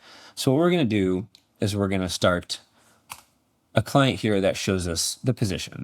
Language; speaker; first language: English; native; English